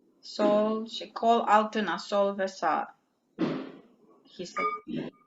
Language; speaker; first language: Turkish; non-native, learner; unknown